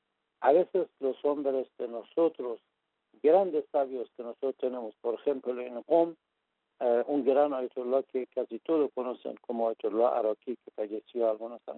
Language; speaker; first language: Spanish; non-native, fluent; Persian